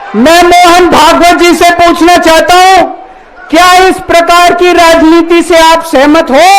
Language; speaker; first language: Hindi; native; Hindi